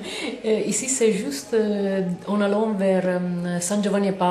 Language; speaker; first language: French; non-native, fluent; Italian